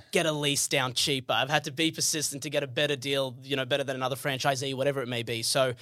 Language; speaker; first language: English; early bilingual, other home language; Arabic